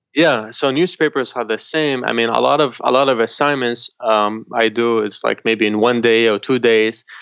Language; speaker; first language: English; non-native, fluent; Arabic